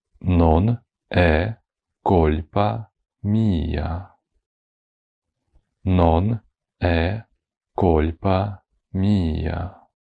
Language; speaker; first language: Italian; non-native, fluent; Ukrainian